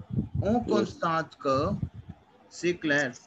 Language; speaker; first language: French; non-native, fluent; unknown